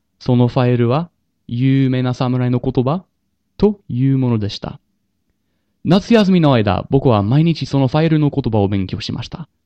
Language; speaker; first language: Japanese; non-native, learner; English